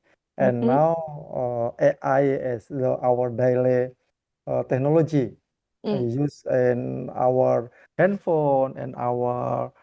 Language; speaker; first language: English; non-native, learner; Indonesian